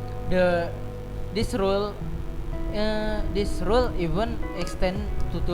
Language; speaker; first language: English; non-native, learner; Indonesian